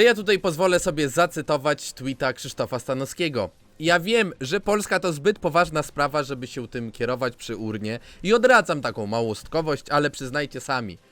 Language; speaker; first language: Polish; native; Polish